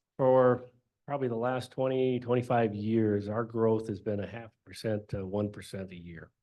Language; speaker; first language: English; native; English